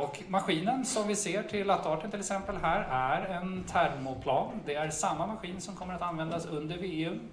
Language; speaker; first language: Swedish; native; Swedish